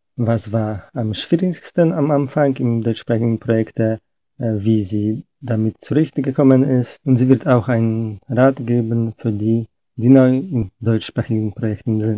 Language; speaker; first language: German; non-native, fluent; Polish